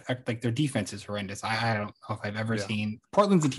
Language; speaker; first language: English; native; English